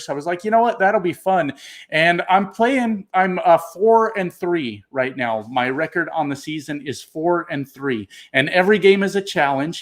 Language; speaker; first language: English; native; English